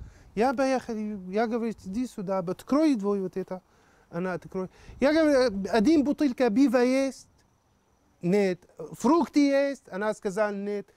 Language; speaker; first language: Russian; non-native, learner; Arabic